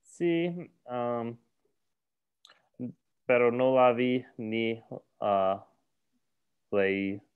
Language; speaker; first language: Spanish; non-native, learner; English